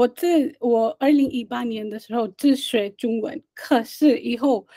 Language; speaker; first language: Chinese; non-native, fluent; Hindi